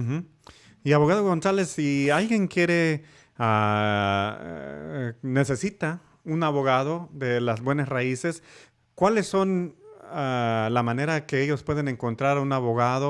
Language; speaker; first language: Spanish; early bilingual, heritage; English